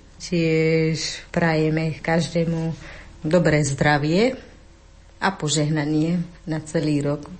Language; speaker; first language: Slovak; non-native, learner; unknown